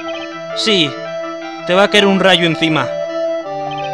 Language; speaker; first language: Spanish; native; Spanish